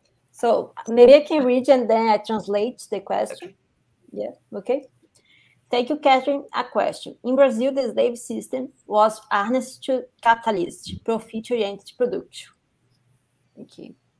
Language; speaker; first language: English; non-native, fluent; Portuguese